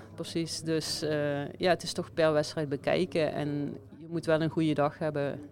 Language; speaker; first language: Dutch; native; Dutch